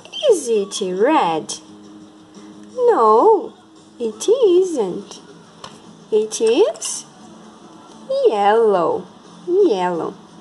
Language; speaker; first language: English; non-native, fluent; Portuguese